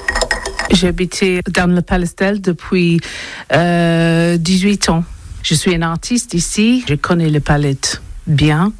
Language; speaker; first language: French; non-native, learner; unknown